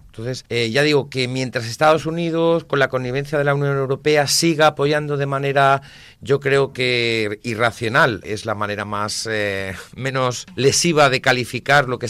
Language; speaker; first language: Spanish; native; Spanish